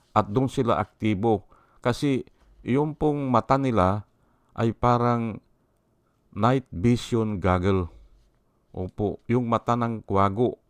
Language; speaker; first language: Filipino; non-native, local second language; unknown